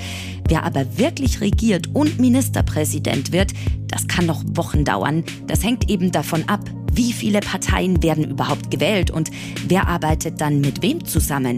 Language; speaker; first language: German; native; German